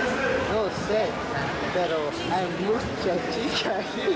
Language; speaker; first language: Spanish; non-native, learner; English